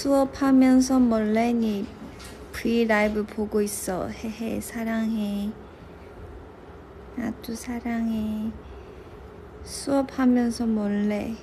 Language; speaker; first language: Korean; non-native, local second language; Chinese